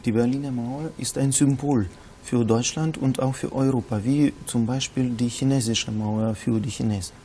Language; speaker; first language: German; non-native, fluent; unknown